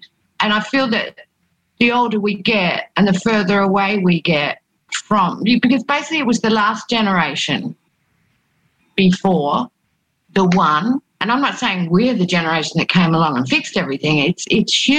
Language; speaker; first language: English; native; English